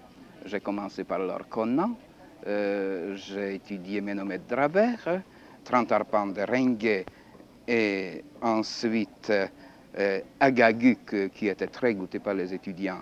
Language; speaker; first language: French; non-native, fluent; Polish